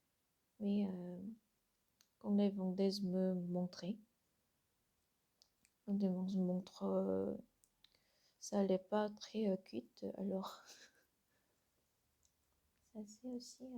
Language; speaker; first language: French; non-native, learner; Korean